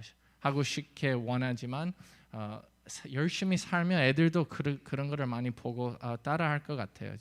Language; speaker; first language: Korean; early bilingual, heritage; English